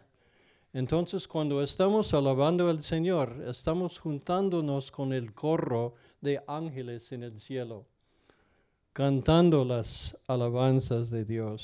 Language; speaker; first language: Spanish; non-native, fluent; English